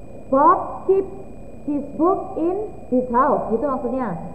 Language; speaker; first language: English; non-native, fluent; Indonesian